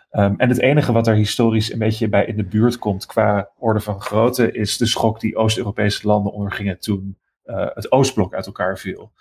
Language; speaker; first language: Dutch; native; Dutch